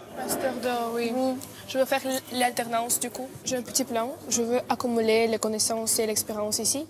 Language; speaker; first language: French; non-native, learner; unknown